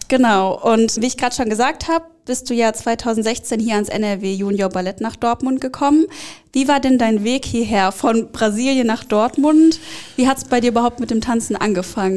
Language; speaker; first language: German; native; German